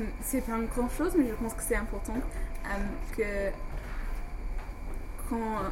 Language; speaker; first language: French; non-native, fluent; English